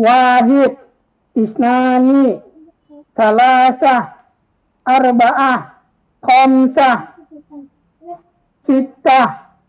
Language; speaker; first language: Arabic; non-native, learner; Indonesian